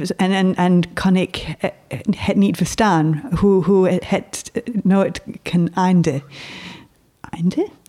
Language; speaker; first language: Dutch; non-native, fluent; English